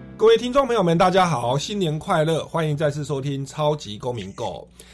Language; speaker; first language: Chinese; non-native, local second language; Min Nan Chinese